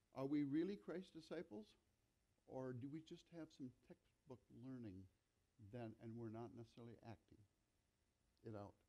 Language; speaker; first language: English; native; English